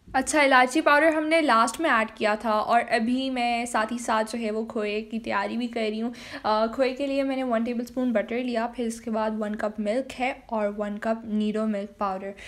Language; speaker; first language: Urdu; native; Urdu